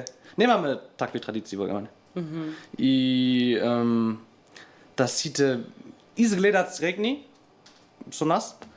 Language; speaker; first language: Macedonian; non-native, learner; German